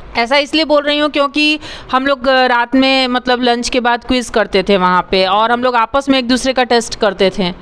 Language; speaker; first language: Hindi; native; Hindi